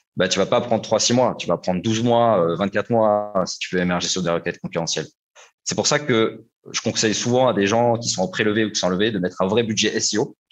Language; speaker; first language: French; native; French